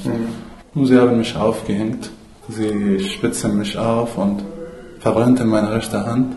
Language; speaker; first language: German; non-native, fluent; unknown